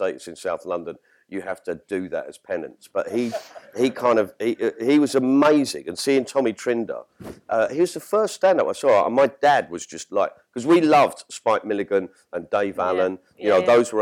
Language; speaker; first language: English; native; English